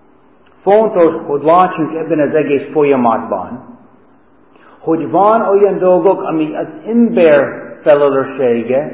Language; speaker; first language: Hungarian; non-native, fluent; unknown